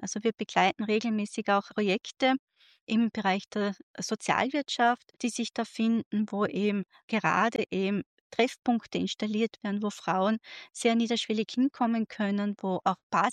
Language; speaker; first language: German; native; German